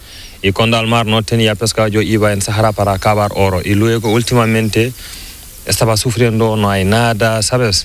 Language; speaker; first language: Spanish; non-native, learner; Fula